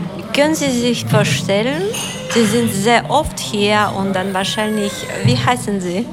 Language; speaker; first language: German; non-native, learner; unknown